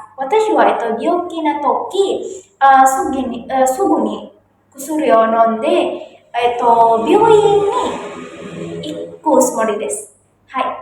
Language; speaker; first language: Japanese; non-native, learner; Indonesian